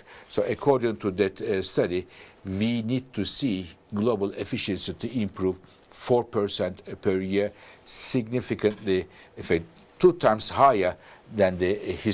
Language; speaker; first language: English; non-native, fluent; Turkish